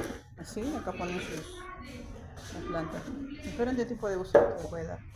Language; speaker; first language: Spanish; native; Spanish